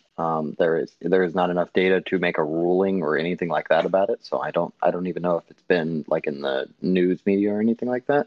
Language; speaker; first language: English; native; English